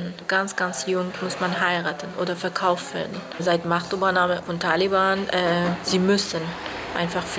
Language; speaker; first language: German; non-native, learner; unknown